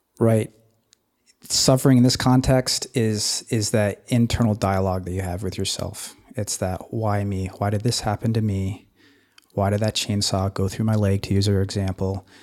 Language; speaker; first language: English; native; English